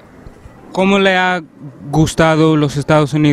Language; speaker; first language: Spanish; early bilingual, heritage; Spanish